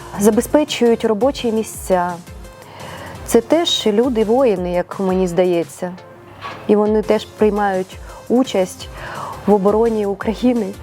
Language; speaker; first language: Ukrainian; non-native, local second language; Russian